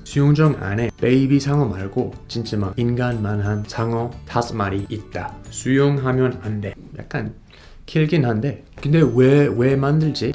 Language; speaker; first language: Korean; non-native, learner; English